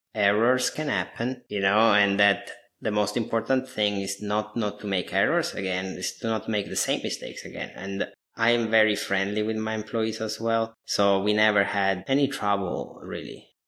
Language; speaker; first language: English; non-native, fluent; Italian